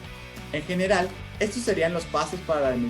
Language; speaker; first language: Spanish; native; Spanish